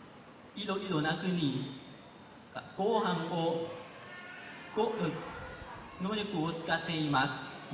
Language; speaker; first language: Japanese; non-native, learner; Lao